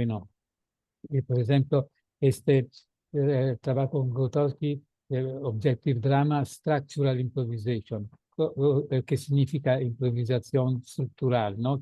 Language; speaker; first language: Spanish; non-native, fluent; Italian